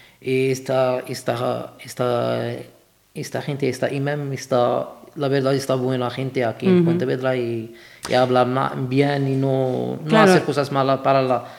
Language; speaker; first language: Spanish; non-native, learner; Arabic